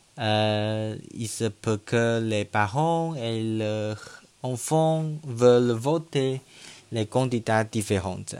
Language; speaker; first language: French; non-native, learner; Chinese